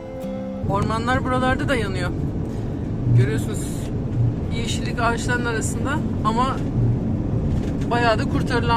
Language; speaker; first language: Turkish; native; Turkish